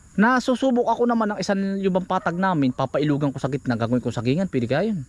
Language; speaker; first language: Filipino; native; Filipino